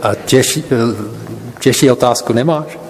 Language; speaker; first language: Czech; non-native, fluent; English